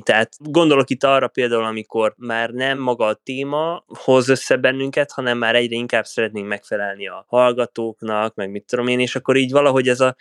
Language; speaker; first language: Hungarian; native; Hungarian